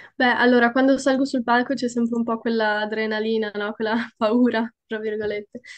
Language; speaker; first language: Italian; native; Italian